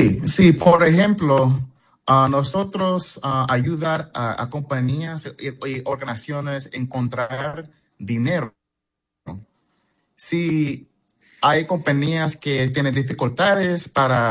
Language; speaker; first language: Spanish; non-native, fluent; English